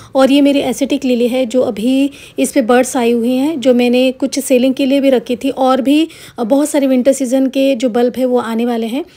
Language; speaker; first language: Hindi; non-native, local second language; Marathi